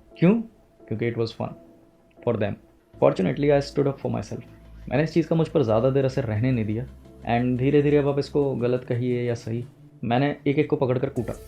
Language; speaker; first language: Hindi; native; Hindi